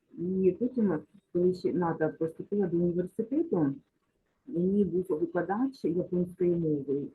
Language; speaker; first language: Ukrainian; non-native, local second language; Russian